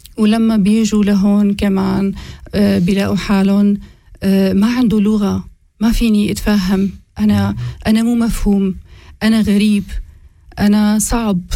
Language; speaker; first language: Arabic; non-native, local second language; Kurdish